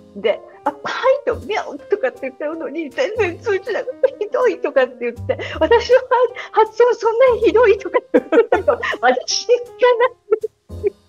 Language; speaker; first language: Japanese; native; Japanese